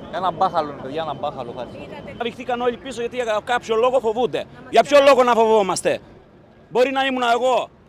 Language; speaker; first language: Greek; non-native, fluent; Albanian